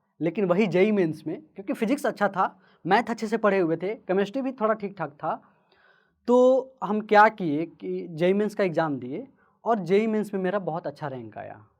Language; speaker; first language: Hindi; native; Hindi